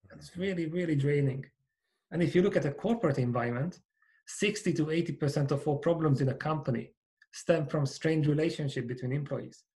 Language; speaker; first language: English; non-native, fluent; Hungarian